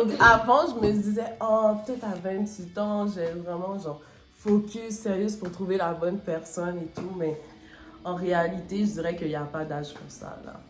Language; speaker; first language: French; early bilingual, other home language; Haitian Creole